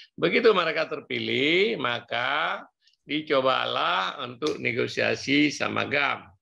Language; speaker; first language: Indonesian; non-native, local second language; Achinese